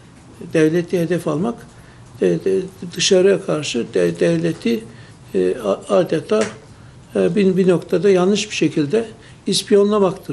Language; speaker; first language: Turkish; native; Turkish